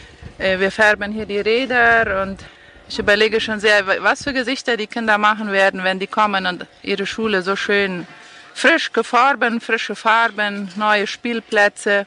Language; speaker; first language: German; non-native, fluent; Spanish